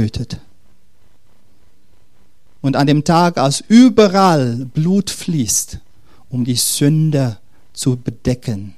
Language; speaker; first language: German; non-native, fluent; Dutch